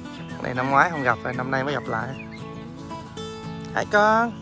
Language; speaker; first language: Vietnamese; native; Vietnamese